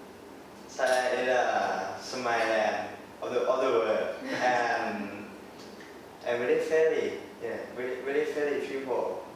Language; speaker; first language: English; non-native, learner; Thai